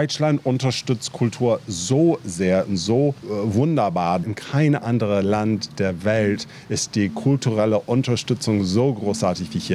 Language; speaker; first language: German; non-native, learner; English